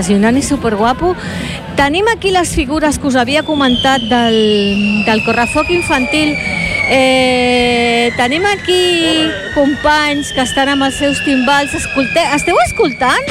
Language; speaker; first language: Catalan; native; Catalan